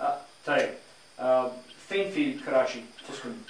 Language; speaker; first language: Arabic; non-native, learner; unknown